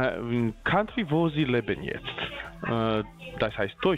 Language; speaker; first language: German; non-native, learner; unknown